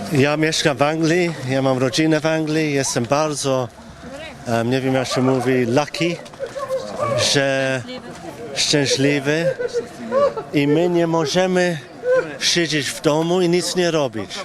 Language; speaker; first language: Polish; early bilingual, heritage; English